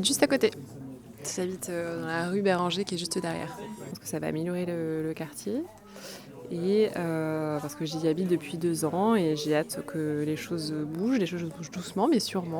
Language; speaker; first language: French; native; French